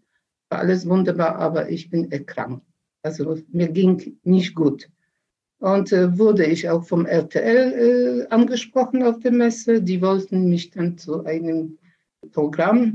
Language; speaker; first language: German; non-native, fluent; Polish